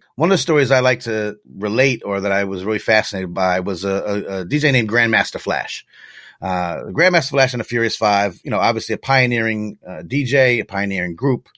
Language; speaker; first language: English; native; English